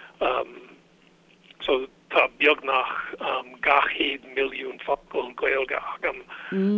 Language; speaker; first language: Irish; non-native, fluent; English